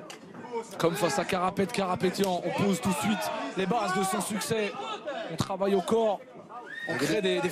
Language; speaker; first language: French; native; French